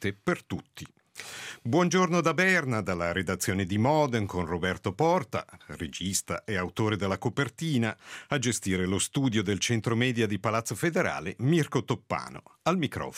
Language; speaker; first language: Italian; native; Italian